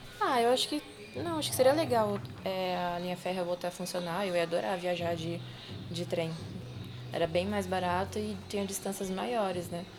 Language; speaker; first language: Portuguese; native; Portuguese